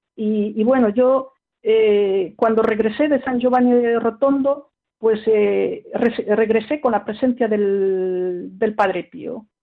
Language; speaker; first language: Spanish; early bilingual, heritage; French